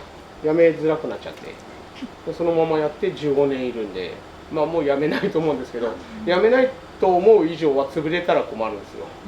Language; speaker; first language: Japanese; native; Japanese